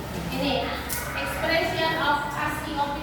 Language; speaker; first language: English; non-native, learner; Indonesian